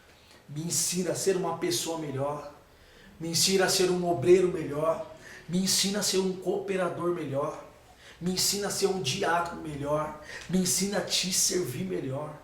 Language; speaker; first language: Portuguese; native; Portuguese